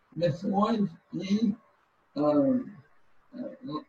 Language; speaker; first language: Portuguese; non-native, learner; English